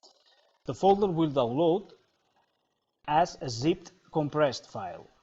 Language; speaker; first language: English; non-native, fluent; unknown